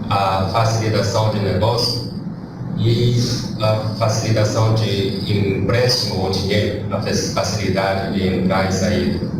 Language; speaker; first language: Portuguese; non-native, learner; Chinese